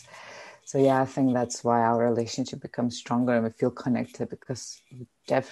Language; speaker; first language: English; non-native, fluent; Lithuanian